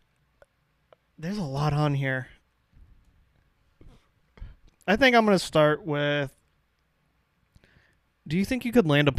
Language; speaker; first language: English; native; English